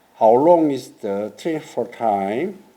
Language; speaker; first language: English; non-native, learner; Korean